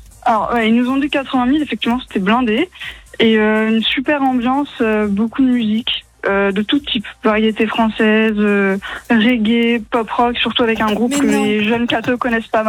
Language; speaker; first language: French; native; French